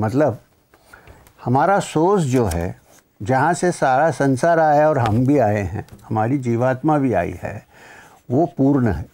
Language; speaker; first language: Hindi; non-native, local second language; Malayalam